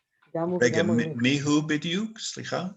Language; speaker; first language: Hebrew; non-native, fluent; English